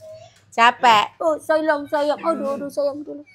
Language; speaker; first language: Indonesian; non-native, local second language; Javanese